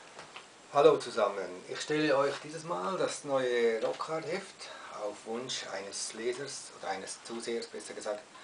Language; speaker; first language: German; native; German